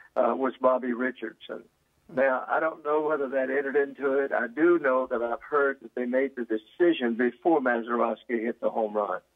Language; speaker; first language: English; native; English